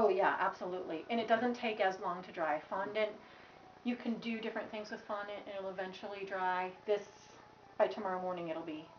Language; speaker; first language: English; native; English